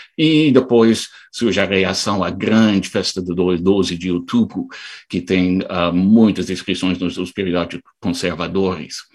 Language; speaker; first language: Portuguese; non-native, fluent; English